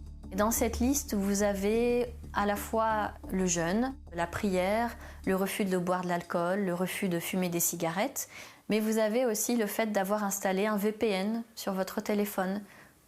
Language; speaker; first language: French; native; French